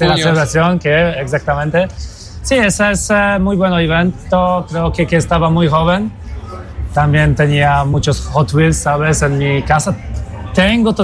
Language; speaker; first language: Spanish; non-native, learner; Polish